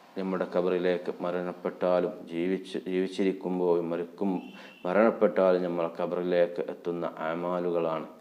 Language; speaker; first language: Malayalam; native; Malayalam